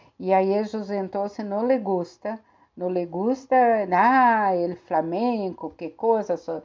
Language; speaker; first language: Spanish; non-native, fluent; Portuguese